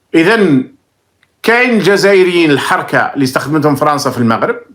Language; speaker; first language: Arabic; native; Arabic